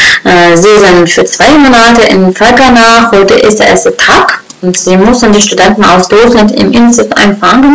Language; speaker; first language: German; non-native, fluent; Uzbek